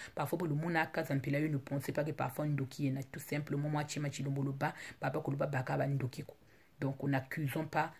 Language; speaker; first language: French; non-native, local second language; Lingala